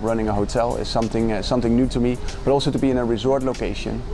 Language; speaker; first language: English; non-native, fluent; Dutch